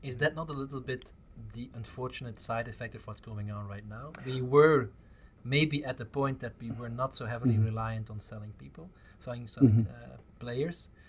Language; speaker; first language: English; non-native, fluent; Dutch